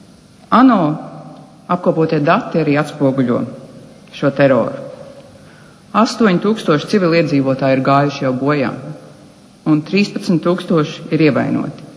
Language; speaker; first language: Latvian; native; Latvian